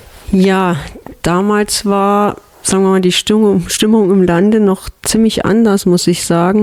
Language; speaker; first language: German; native; German